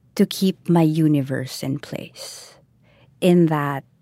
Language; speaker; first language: English; non-native, local second language; Filipino